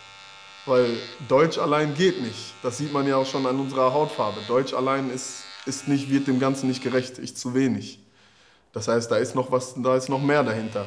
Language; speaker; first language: German; early bilingual, other home language; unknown